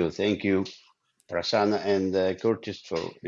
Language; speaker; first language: English; non-native, fluent; Ukrainian